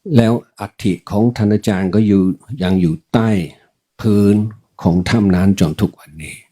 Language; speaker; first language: Thai; non-native, fluent; English